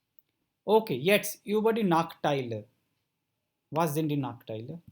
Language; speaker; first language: German; non-native, fluent; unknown